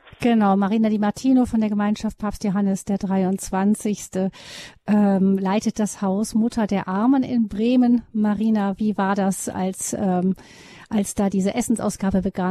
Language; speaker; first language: German; native; German